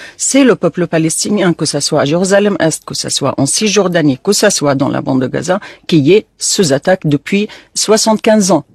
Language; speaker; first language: French; non-native, fluent; Arabic